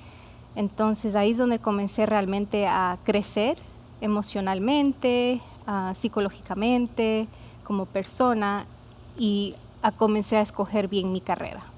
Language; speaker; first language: Spanish; early bilingual, heritage; Spanish